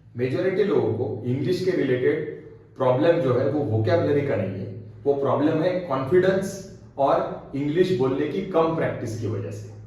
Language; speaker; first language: Hindi; non-native, local second language; Marathi